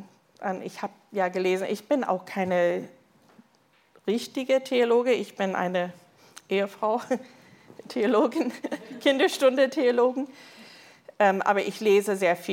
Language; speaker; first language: German; non-native, fluent; English